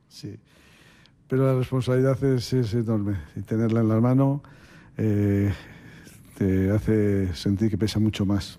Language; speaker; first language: Spanish; native; Spanish